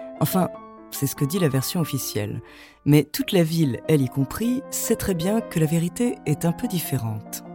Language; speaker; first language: French; native; French